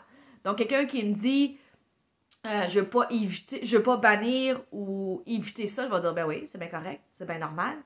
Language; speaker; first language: French; native; French